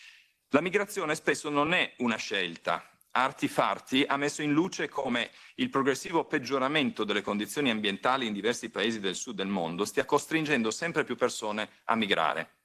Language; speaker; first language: Italian; native; Italian